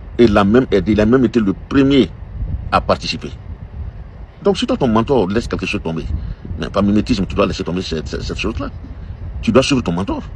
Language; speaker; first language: French; non-native, local second language; Dyula